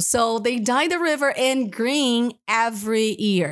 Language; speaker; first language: English; non-native, fluent; Portuguese